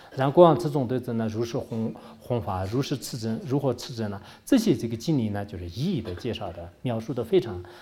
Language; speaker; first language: Chinese; non-native, local second language; Tibetan